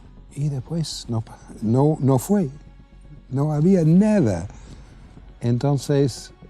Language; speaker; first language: Spanish; non-native, fluent; English